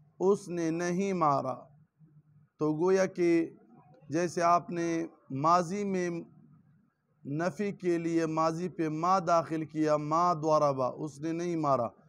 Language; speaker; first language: Urdu; non-native, local second language; Pashto